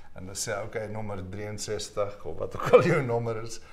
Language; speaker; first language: English; non-native, local second language; Afrikaans